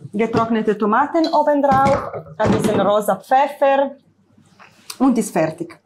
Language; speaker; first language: German; non-native, learner; Italian